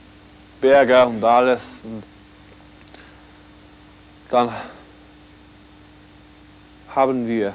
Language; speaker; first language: German; non-native, learner; Hungarian